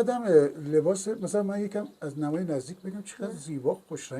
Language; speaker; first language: Persian; native; Persian